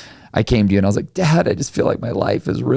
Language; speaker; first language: English; native; English